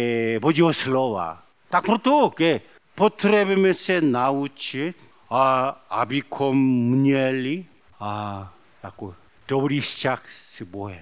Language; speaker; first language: Czech; non-native, learner; Korean